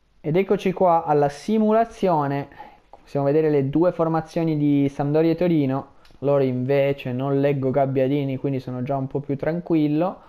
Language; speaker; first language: Italian; native; Italian